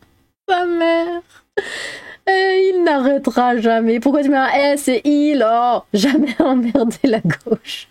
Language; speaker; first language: French; native; French